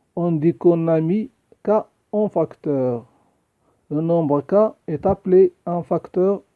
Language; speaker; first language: French; non-native, local second language; Arabic